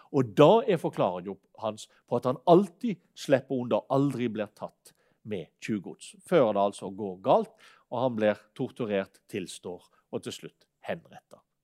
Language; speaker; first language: Norwegian; native; Norwegian